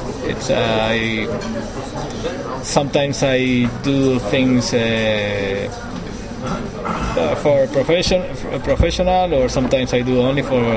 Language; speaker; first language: English; non-native, learner; Spanish